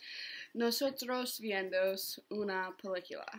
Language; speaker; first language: Spanish; non-native, learner; English